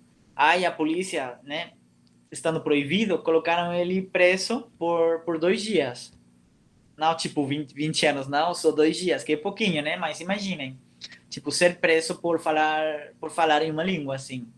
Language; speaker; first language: Portuguese; non-native, fluent; Catalan